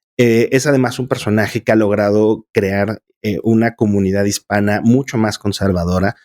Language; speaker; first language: Spanish; native; Spanish